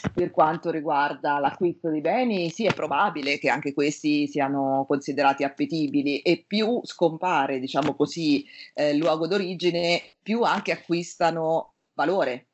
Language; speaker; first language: Italian; native; Italian